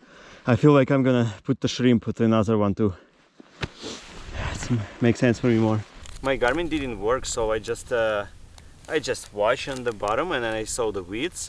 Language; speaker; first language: English; non-native, learner; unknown